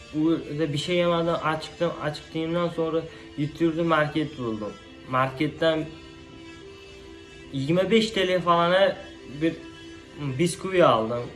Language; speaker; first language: Turkish; non-native, learner; Uzbek